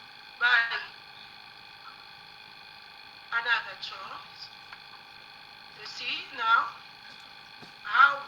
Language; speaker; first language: English; non-native, learner; Arabic